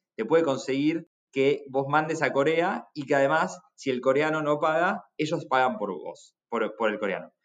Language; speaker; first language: Spanish; native; Spanish